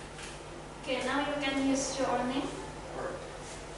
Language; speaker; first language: English; non-native, fluent; Indonesian